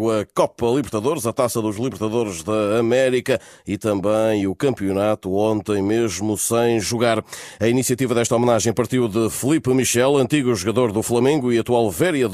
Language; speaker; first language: Portuguese; native; Portuguese